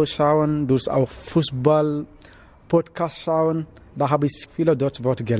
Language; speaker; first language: German; non-native, learner; Wolof